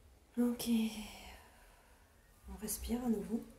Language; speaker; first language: French; non-native, fluent; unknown